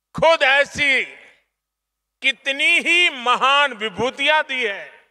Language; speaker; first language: Hindi; non-native, local second language; Gujarati